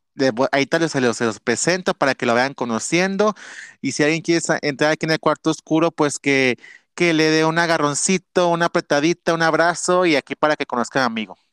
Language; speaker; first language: Spanish; native; Spanish